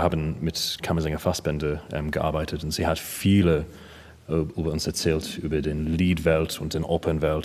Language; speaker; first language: German; non-native, learner; English